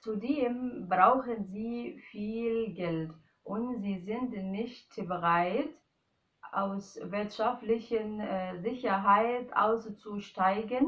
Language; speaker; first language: German; non-native, fluent; Arabic